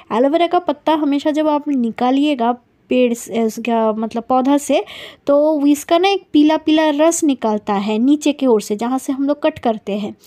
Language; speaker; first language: Hindi; non-native, local second language; Bangla